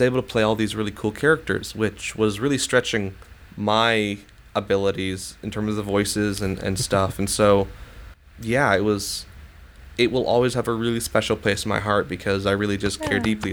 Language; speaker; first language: English; native; English